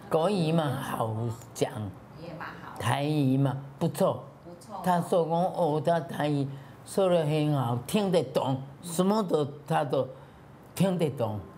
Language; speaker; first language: Chinese; non-native, local second language; Min Nan Chinese